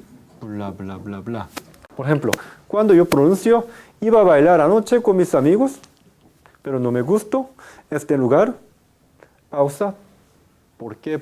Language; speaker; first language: Spanish; non-native, fluent; Korean